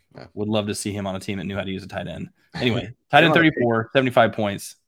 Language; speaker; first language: English; native; English